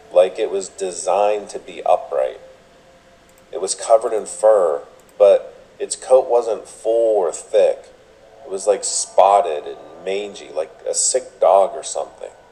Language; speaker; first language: English; native; English